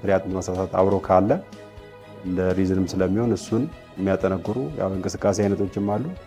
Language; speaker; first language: Amharic; native; Amharic